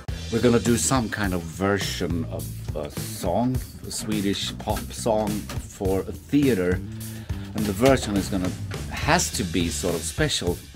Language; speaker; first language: English; non-native, fluent; Swedish